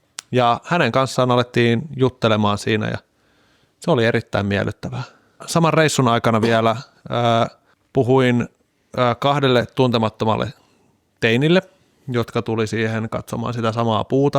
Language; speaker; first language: Finnish; native; Finnish